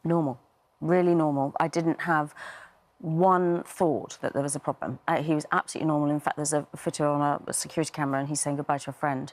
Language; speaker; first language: English; native; English